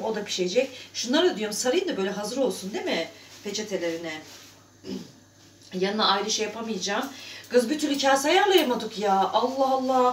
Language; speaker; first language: Turkish; native; Turkish